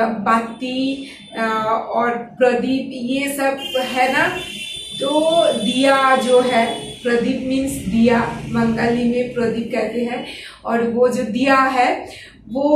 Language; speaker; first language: Hindi; non-native, local second language; Bangla